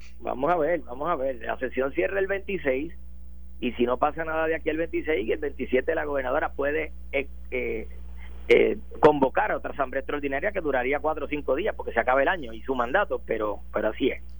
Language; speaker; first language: Spanish; native; Spanish